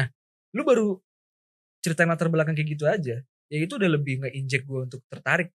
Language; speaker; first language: Indonesian; native; Indonesian